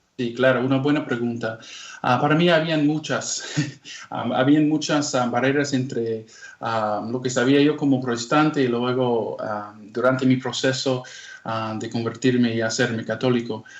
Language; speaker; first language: Spanish; non-native, fluent; English